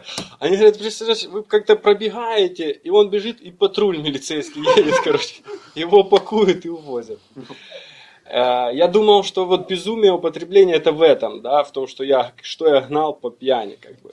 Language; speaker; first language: Russian; native; Russian